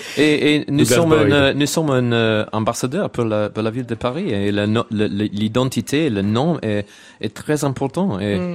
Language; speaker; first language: French; non-native, learner; English